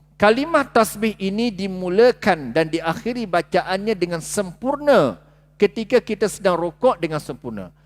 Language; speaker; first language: Malay; native; Malay